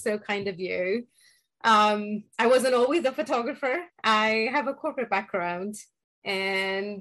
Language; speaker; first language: English; non-native, local second language; Hindi